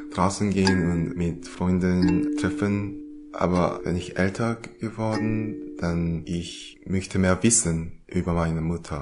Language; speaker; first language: German; non-native, learner; Korean